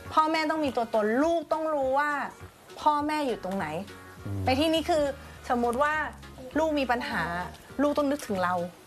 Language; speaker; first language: Thai; native; Thai